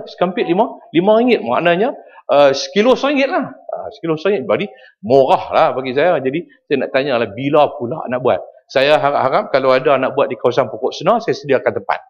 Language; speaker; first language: Malay; native; Malay